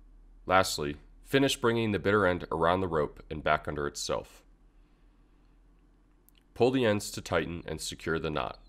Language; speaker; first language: English; native; English